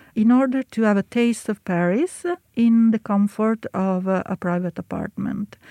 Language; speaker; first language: English; non-native, fluent; Italian